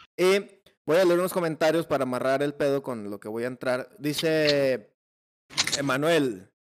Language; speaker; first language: Spanish; native; Spanish